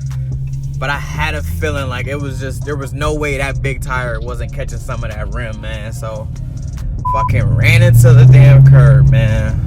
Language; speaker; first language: English; native; English